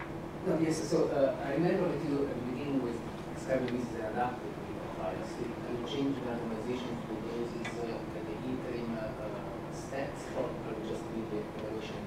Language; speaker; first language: English; non-native, fluent; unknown